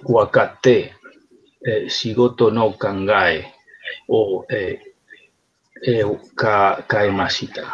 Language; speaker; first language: Japanese; non-native, learner; Spanish